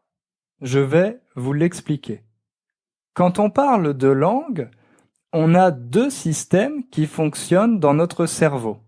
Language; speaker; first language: French; native; French